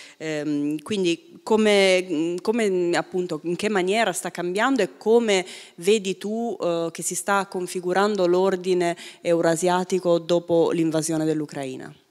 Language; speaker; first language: Italian; native; Italian